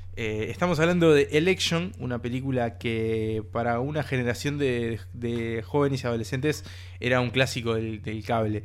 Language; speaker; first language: Spanish; native; Spanish